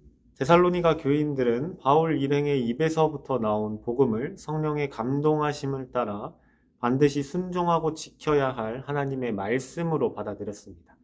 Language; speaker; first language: Korean; native; Korean